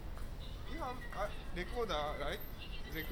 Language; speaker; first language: English; non-native, learner; Japanese